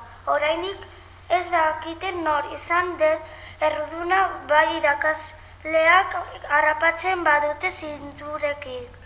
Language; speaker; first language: Basque; non-native, local second language; Spanish